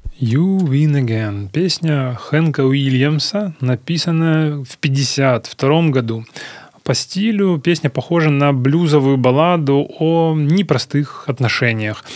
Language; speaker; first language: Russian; native; Russian